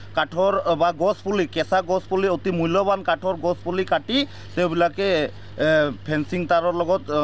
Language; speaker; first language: Assamese; native; Assamese